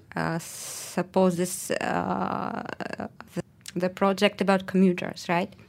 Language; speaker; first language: English; non-native, fluent; Russian